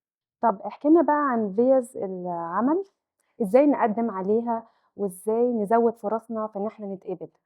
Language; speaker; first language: Arabic; native; Arabic